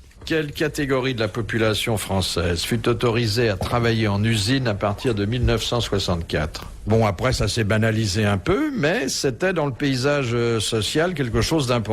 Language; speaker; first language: French; native; French